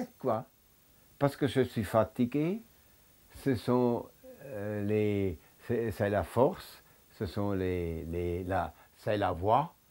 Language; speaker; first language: French; non-native, local second language; German